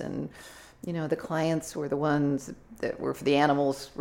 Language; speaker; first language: English; native; English